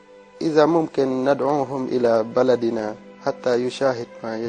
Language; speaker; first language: Arabic; non-native, learner; Malay